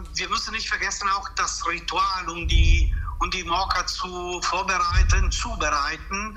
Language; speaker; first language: German; non-native, fluent; Italian